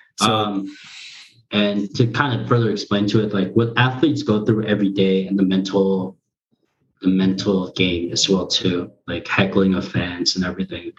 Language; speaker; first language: English; early bilingual, other home language; Korean